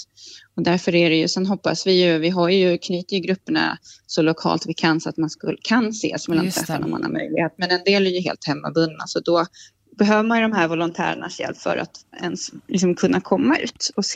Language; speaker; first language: Swedish; native; Swedish